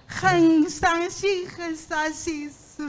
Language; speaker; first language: Chinese; non-native, fluent; Vietnamese